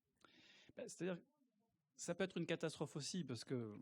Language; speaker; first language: French; native; French